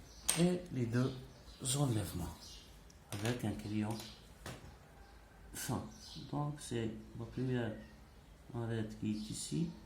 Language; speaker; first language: French; non-native, local second language; Arabic